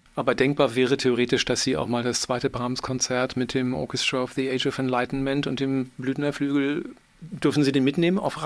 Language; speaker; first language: German; native; German